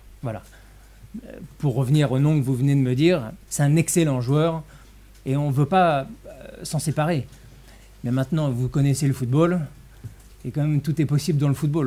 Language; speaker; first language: French; native; French